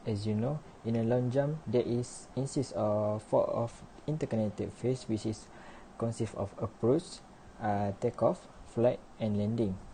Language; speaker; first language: English; non-native, learner; Malay